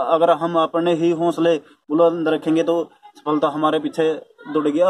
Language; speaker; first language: Hindi; native; Hindi